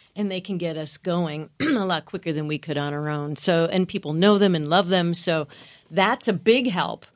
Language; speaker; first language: English; native; English